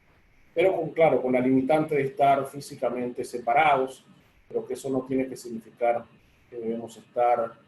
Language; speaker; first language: Spanish; native; Spanish